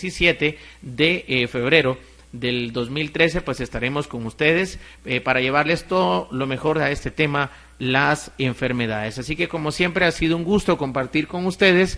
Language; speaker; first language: Spanish; native; Spanish